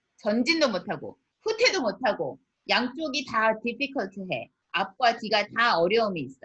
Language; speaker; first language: Korean; native; Korean